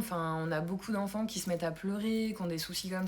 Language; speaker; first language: French; native; French